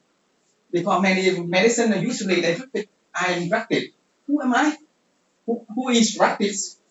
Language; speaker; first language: English; non-native, learner; Vietnamese